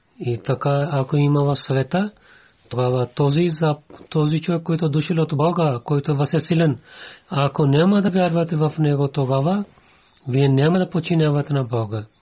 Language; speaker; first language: Bulgarian; non-native, learner; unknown